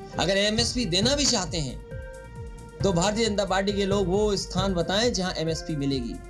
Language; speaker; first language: Hindi; native; Hindi